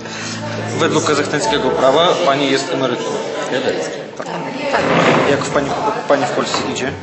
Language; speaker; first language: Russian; non-native, learner; Polish